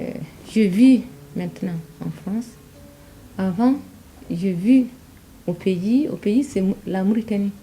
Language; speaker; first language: French; non-native, learner; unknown